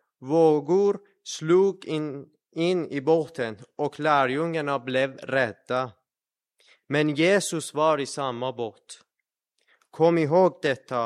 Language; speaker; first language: Swedish; non-native, fluent; Persian